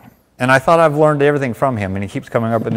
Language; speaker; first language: English; native; English